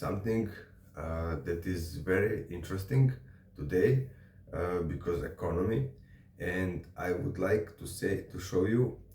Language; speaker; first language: English; non-native, learner; Serbian